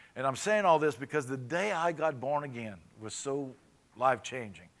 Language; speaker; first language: English; native; English